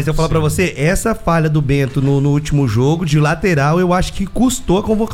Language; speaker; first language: Portuguese; native; Portuguese